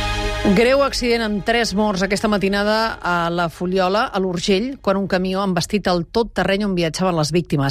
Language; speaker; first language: Catalan; native; Catalan